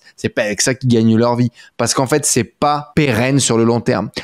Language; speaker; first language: French; native; French